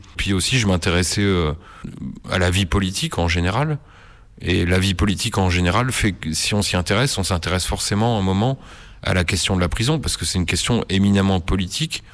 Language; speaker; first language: French; native; French